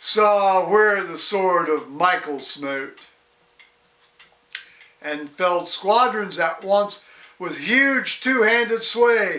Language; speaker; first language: English; native; English